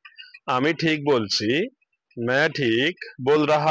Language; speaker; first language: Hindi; non-native, learner; Bangla